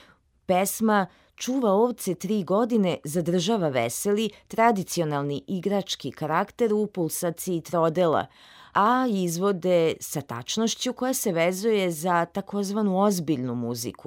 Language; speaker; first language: Serbian; native; Serbian